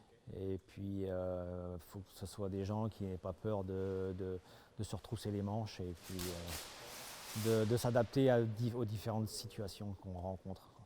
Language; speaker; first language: French; native; French